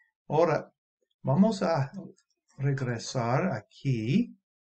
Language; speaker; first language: Spanish; non-native, fluent; English